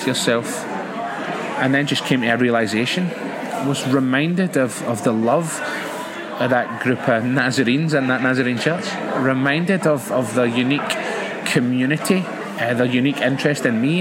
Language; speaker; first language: English; native; English